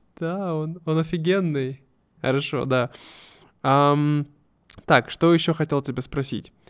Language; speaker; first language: Russian; native; Russian